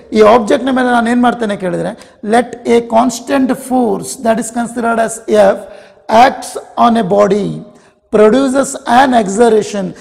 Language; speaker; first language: English; non-native, local second language; Kannada